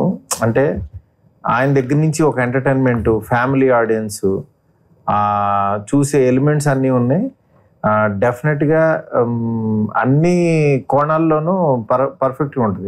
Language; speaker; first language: Telugu; native; Telugu